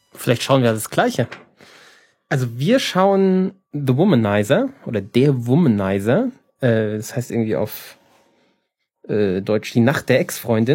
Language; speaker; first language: German; native; German